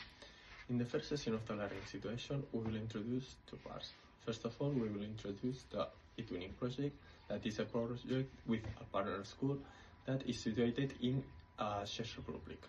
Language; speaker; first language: English; non-native, learner; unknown